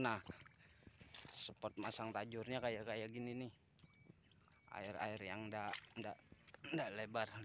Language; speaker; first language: Indonesian; native; Indonesian